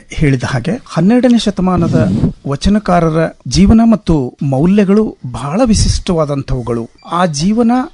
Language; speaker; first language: Kannada; native; Kannada